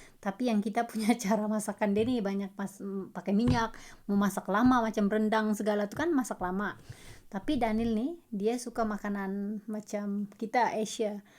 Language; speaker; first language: Malay; native; Malay